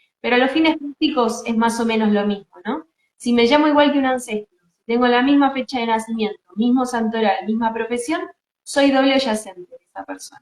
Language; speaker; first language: Spanish; native; Spanish